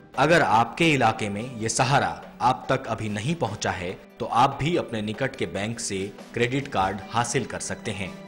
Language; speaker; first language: Hindi; native; Hindi